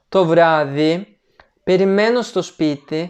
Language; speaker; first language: Greek; non-native, fluent; Turkish